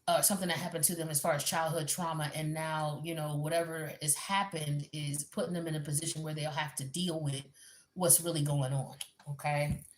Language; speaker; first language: English; native; English